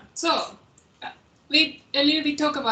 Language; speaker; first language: English; non-native, fluent; Japanese